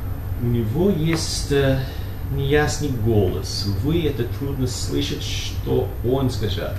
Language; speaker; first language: Russian; non-native, learner; English